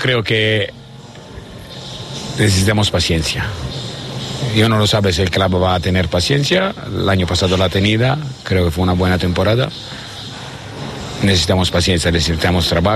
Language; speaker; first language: Spanish; non-native, learner; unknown